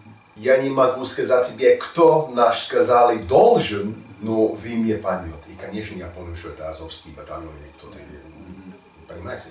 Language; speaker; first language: Russian; non-native, learner; English